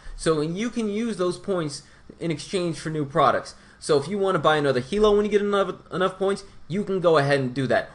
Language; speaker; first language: English; non-native, fluent; Portuguese